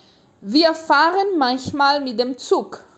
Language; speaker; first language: German; non-native, fluent; Portuguese